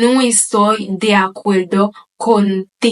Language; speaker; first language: Spanish; non-native, fluent; Haitian Creole